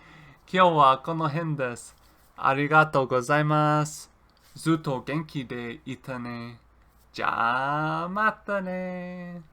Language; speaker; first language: Japanese; non-native, learner; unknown